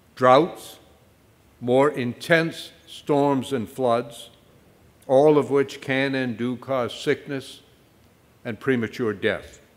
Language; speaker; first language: English; native; English